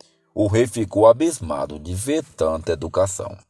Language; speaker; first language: Portuguese; native; Portuguese